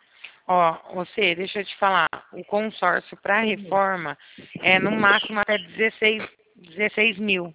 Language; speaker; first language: Portuguese; native; Portuguese